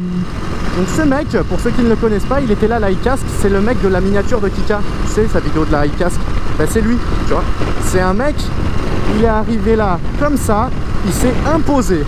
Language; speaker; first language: French; native; French